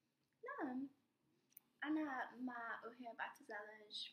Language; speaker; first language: Arabic; non-native, learner; English